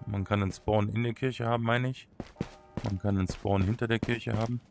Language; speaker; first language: German; native; German